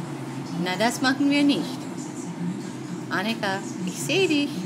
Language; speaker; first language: German; non-native, learner; English